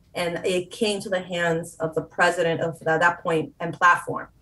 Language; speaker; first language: English; non-native, fluent; Spanish